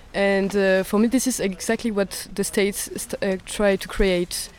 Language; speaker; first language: English; non-native, fluent; French